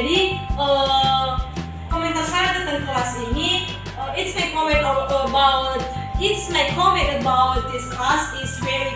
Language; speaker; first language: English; non-native, learner; Indonesian